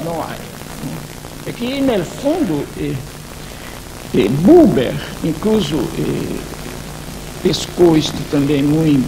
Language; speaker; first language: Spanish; non-native, fluent; Portuguese